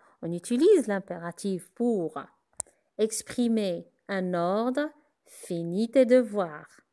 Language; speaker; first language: French; non-native, local second language; Arabic